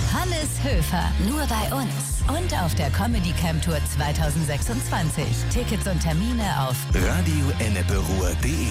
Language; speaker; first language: German; native; German